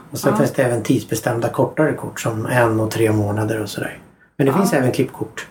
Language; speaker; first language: Swedish; native; Swedish